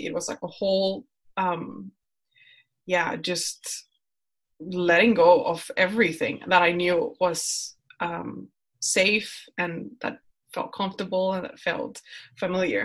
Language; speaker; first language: English; non-native, fluent; Spanish